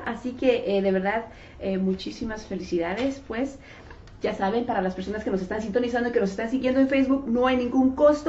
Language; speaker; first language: Spanish; native; Spanish